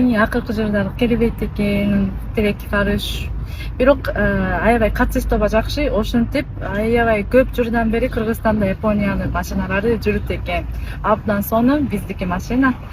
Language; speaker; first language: Kyrgyz; non-native, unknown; Japanese